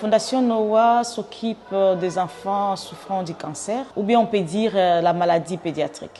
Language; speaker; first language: French; non-native, local second language; Lingala